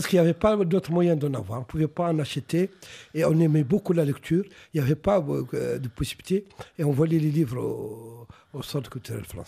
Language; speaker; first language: French; non-native, local second language; Arabic